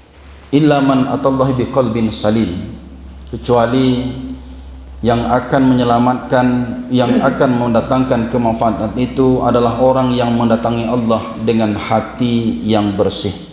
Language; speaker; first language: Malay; non-native, local second language; Minangkabau